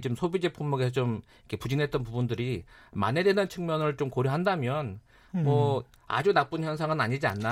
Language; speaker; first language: Korean; native; Korean